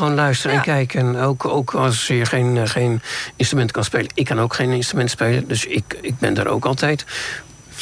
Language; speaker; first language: Dutch; native; Dutch